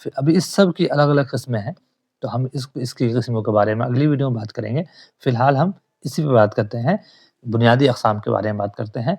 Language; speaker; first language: Urdu; native; Urdu